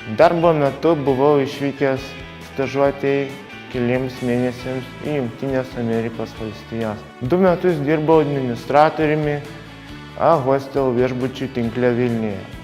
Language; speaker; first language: Lithuanian; native; Lithuanian